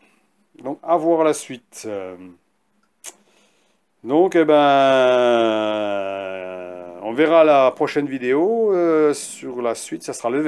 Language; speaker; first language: French; native; French